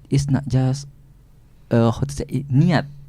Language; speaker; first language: English; non-native, learner; Indonesian